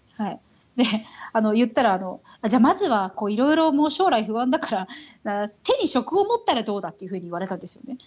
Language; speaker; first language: Japanese; native; Japanese